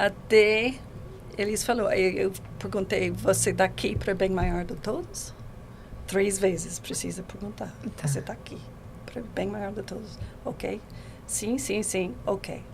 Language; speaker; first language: Portuguese; non-native, learner; English